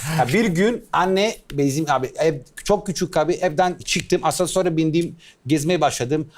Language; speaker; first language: Turkish; non-native, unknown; Italian